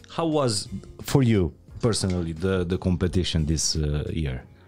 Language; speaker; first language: English; non-native, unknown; Romanian